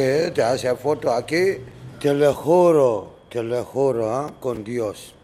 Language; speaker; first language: Spanish; non-native, learner; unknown